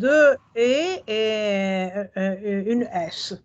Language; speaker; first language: French; non-native, learner; Italian